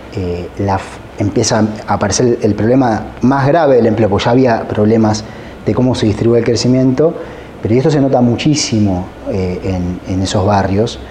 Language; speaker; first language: Spanish; native; Spanish